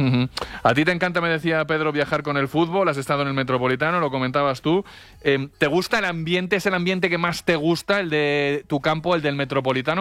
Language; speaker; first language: Spanish; native; Spanish